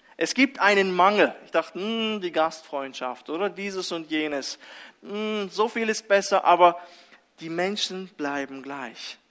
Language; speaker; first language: German; early bilingual, other home language; Russian